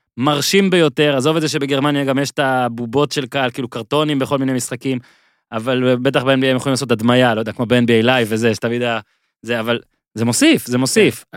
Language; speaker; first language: Hebrew; native; Hebrew